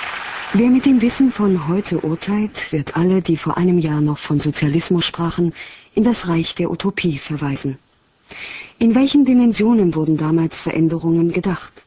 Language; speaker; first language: German; native; German